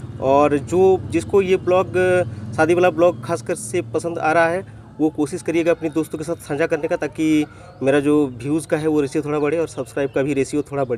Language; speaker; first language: Hindi; non-native, local second language; Bangla